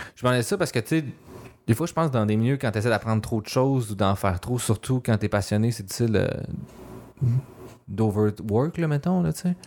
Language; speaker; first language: French; native; French